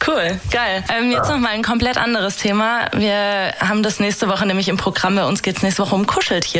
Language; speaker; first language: German; native; German